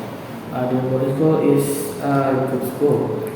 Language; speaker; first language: English; non-native, learner; Indonesian